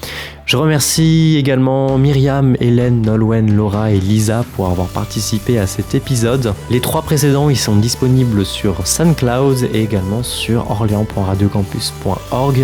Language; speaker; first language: French; native; French